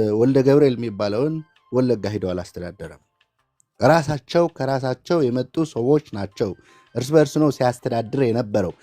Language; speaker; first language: Amharic; non-native, local second language; Tigrinya